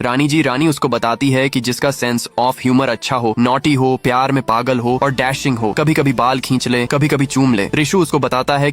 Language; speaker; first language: Hindi; native; Hindi